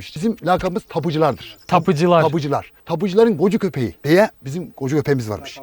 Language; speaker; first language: Turkish; native; Turkish